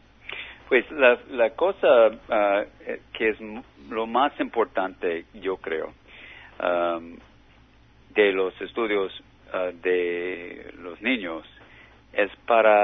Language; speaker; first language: Spanish; non-native, learner; English